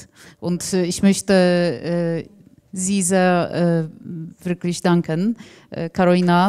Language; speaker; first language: German; non-native, fluent; Polish